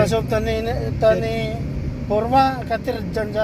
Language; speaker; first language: Arabic; non-native, learner; Filipino